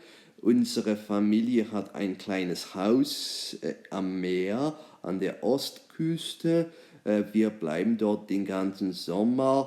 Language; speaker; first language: German; non-native, fluent; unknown